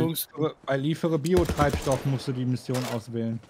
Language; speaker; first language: German; native; German